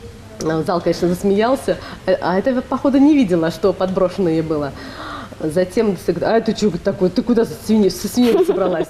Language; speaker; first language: Russian; native; Russian